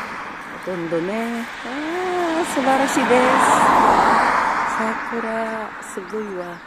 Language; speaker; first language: Japanese; non-native, learner; Filipino